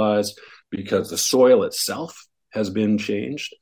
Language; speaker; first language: English; native; English